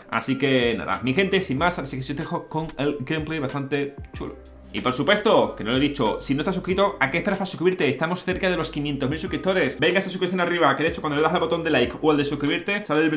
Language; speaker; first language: Spanish; native; Spanish